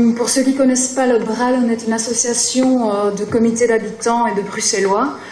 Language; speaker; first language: French; non-native, local second language; Dutch